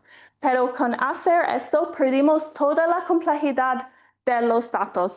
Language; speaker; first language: Spanish; non-native, fluent; English